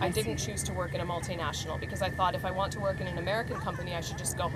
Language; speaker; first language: English; native; English